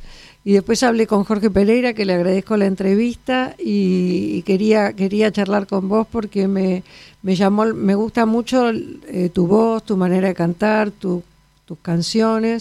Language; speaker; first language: Spanish; native; Spanish